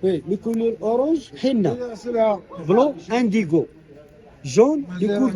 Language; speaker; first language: French; non-native, learner; Arabic